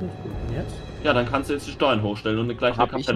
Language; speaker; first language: German; native; German